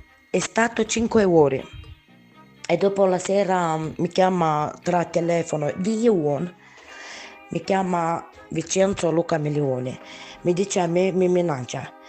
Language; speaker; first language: Italian; non-native, learner; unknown